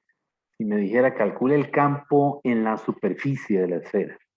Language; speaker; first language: Spanish; native; Spanish